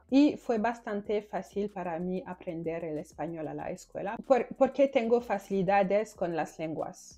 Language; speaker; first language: Spanish; non-native, fluent; French